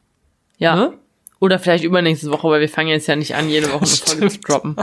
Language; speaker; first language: German; native; German